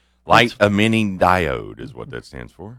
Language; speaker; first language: English; native; English